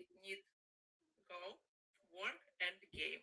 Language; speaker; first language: English; non-native, learner; Russian